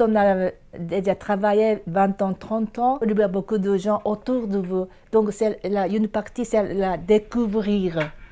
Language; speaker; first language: French; non-native, fluent; Japanese